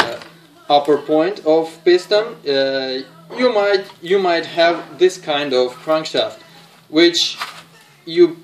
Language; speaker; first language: English; non-native, fluent; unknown